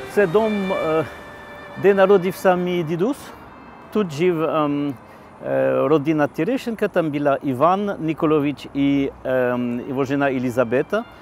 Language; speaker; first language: Ukrainian; non-native, learner; French